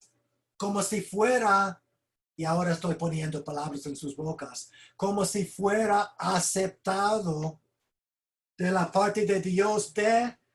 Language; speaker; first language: Spanish; non-native, fluent; English